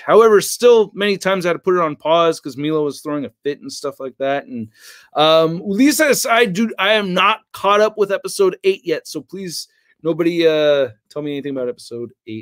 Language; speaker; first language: English; native; English